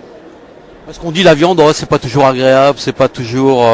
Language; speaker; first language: French; native; French